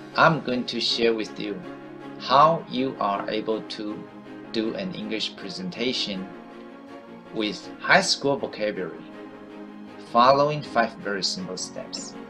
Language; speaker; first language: English; non-native, fluent; Chinese